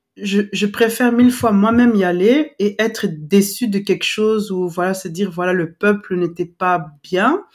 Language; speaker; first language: French; non-native, local second language; Lingala